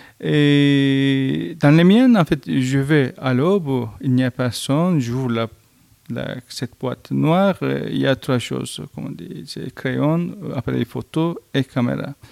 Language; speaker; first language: French; non-native, fluent; Turkish